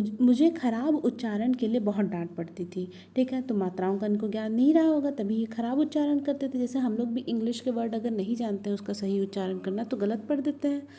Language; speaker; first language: Hindi; native; Hindi